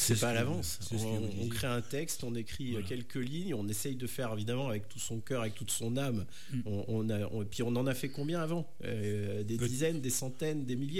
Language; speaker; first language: French; native; French